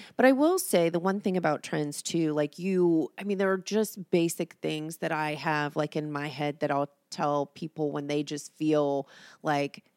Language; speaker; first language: English; native; English